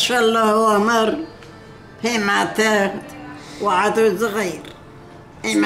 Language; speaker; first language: Hebrew; non-native, learner; Arabic